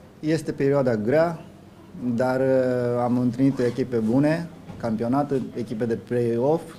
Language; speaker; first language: Romanian; non-native, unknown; Japanese